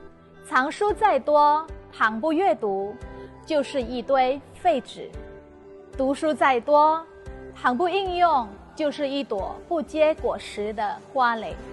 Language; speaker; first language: Chinese; non-native, fluent; Indonesian